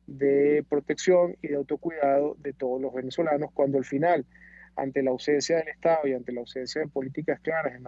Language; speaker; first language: Spanish; native; Spanish